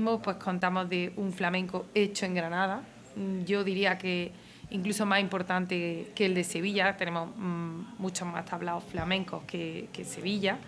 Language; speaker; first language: Spanish; native; Spanish